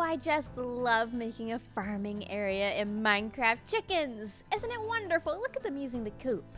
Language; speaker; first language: English; native; English